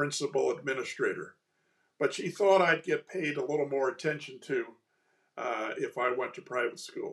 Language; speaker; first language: English; native; English